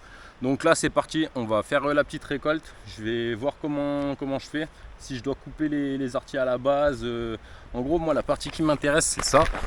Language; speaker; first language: French; native; French